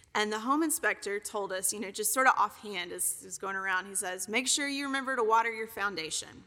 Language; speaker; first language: English; native; English